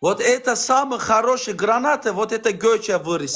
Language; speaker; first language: Russian; non-native, learner; Azerbaijani